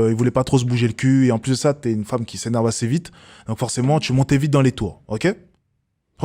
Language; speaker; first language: French; native; French